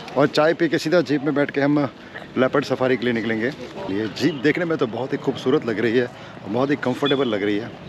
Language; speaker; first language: Hindi; native; Hindi